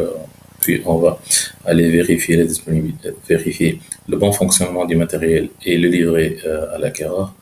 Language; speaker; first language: French; non-native, local second language; Arabic